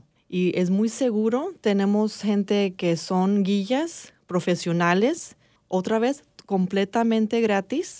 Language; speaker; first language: Spanish; early bilingual, heritage; English